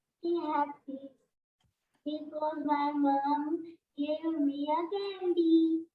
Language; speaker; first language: English; non-native, learner; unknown